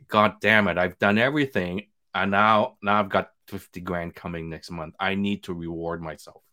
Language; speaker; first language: English; native; English